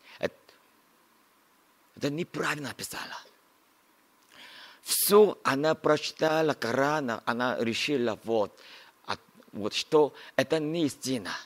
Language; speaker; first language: Russian; non-native, learner; Korean